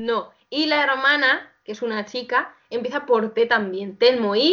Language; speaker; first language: Spanish; native; Spanish